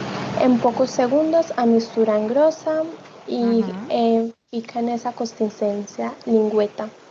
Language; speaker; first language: Portuguese; non-native, learner; Spanish